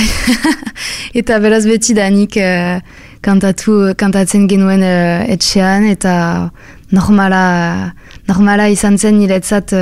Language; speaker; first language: Basque; non-native, local second language; French